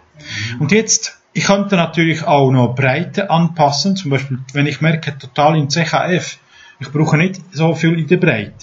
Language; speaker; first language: German; non-native, fluent; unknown